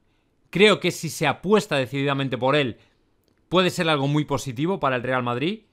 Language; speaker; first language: Spanish; native; Spanish